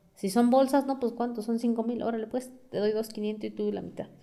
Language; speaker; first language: Spanish; non-native, local second language; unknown